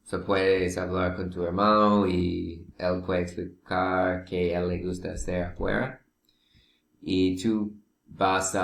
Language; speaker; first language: Spanish; non-native, learner; English